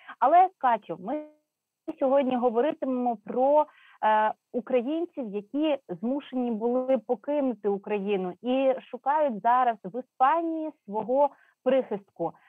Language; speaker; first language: Ukrainian; native; Ukrainian